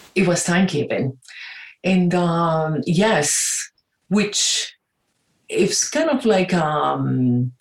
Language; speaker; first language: English; non-native, fluent; Spanish